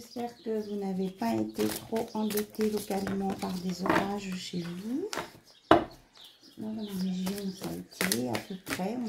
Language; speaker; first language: French; native; French